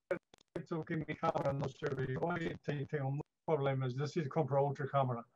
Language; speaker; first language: Spanish; non-native, learner; English